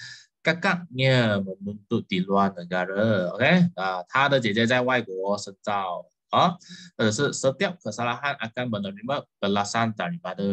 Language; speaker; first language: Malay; non-native, local second language; Chinese